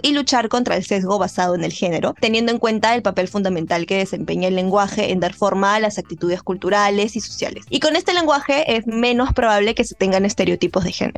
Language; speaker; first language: Spanish; native; Spanish